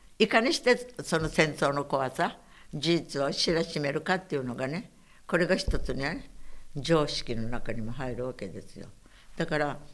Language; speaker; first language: Japanese; native; Japanese